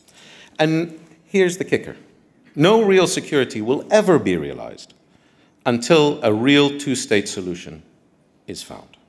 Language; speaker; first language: English; non-native, fluent; Arabic